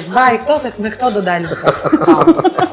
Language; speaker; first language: Albanian; native; Albanian